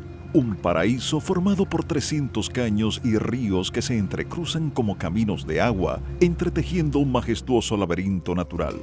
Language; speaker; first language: Spanish; native; Spanish